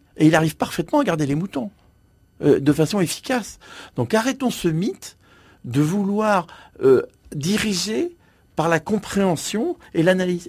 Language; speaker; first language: French; native; French